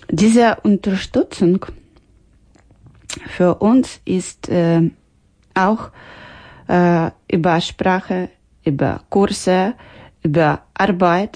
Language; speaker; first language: German; non-native, learner; Ukrainian